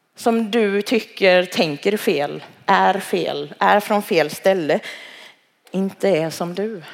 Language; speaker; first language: Swedish; early bilingual, other home language; Cantonese